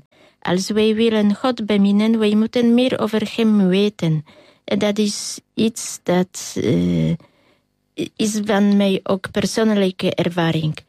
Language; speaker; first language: Dutch; non-native, learner; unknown